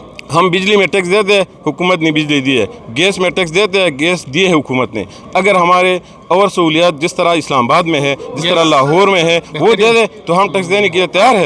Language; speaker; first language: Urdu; non-native, local second language; Pashto